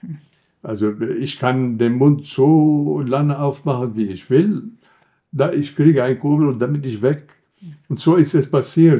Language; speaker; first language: German; non-native, fluent; Arabic